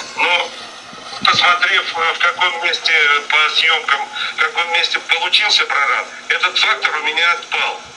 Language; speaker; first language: Russian; native; Russian